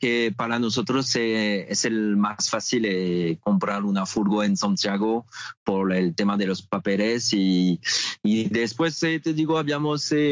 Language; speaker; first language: Spanish; non-native, fluent; French